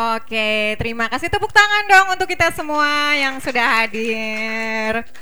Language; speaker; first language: Indonesian; native; Indonesian